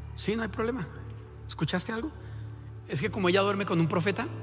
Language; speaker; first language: Spanish; native; Spanish